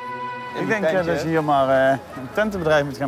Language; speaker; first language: Dutch; native; Dutch